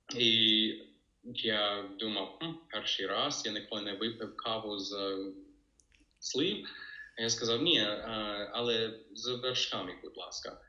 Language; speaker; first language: Ukrainian; non-native, learner; English